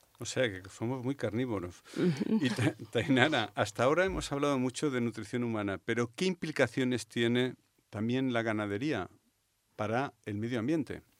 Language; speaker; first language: Spanish; native; Spanish